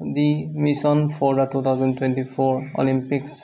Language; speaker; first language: English; non-native, local second language; Assamese